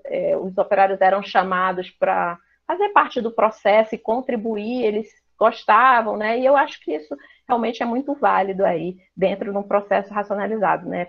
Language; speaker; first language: Portuguese; native; Portuguese